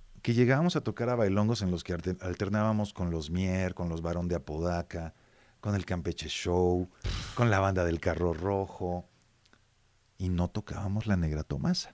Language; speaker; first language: Spanish; native; Spanish